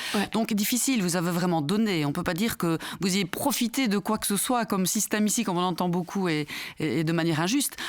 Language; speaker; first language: French; native; French